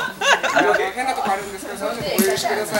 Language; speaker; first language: Japanese; native; Japanese